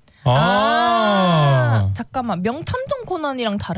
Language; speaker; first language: Korean; native; Korean